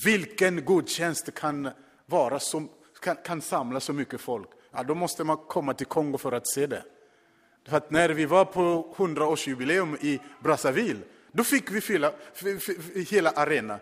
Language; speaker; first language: Swedish; non-native, fluent; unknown